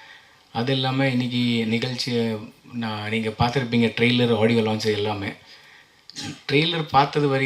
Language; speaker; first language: Tamil; non-native, fluent; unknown